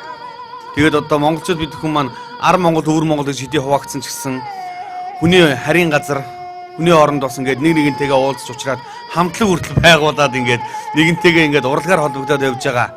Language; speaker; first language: Mongolian; native; Mongolian